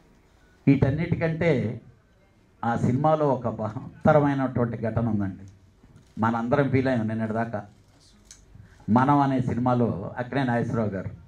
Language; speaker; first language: Telugu; native; Telugu